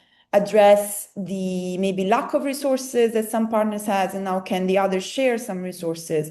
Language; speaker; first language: English; non-native, fluent; Italian